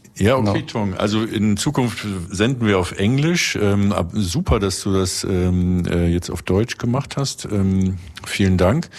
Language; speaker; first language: German; native; German